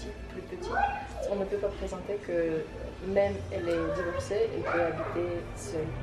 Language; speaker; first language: French; non-native, fluent; Tajik